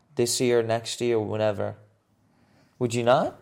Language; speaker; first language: English; native; English